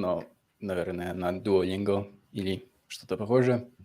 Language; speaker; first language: Russian; non-native, fluent; English